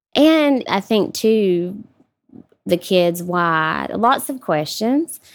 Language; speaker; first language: English; native; English